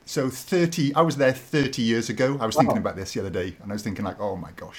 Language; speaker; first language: English; native; English